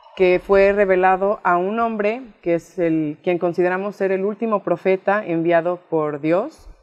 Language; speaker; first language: Spanish; native; Spanish